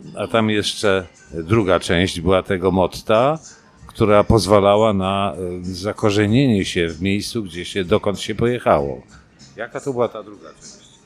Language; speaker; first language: Polish; native; Polish